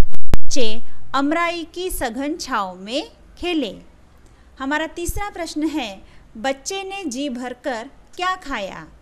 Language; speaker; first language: Hindi; non-native, local second language; Marathi